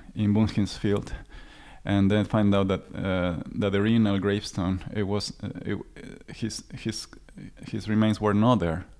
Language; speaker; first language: English; non-native, fluent; Spanish